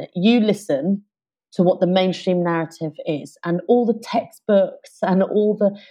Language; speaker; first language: English; native; English